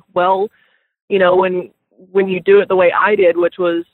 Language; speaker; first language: English; native; English